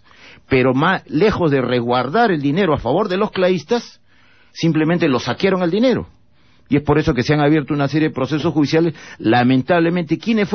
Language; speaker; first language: Spanish; native; Spanish